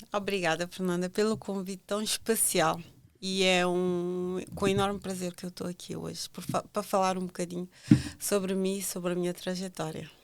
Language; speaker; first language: Portuguese; native; Portuguese